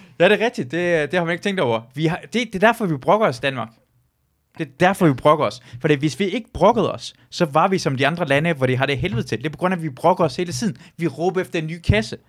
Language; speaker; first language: Danish; early bilingual, other home language; Persian